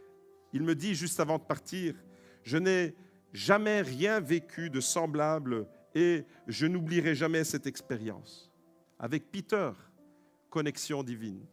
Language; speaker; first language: French; native; French